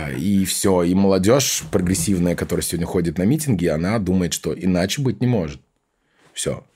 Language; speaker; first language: Russian; early bilingual, heritage; Russian